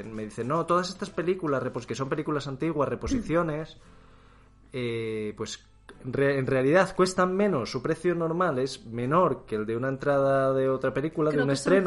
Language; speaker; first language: Spanish; native; Spanish